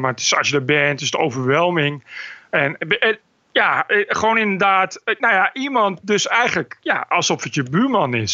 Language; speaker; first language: Dutch; native; Dutch